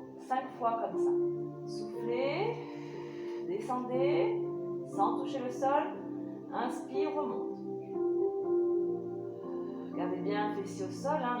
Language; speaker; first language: French; native; French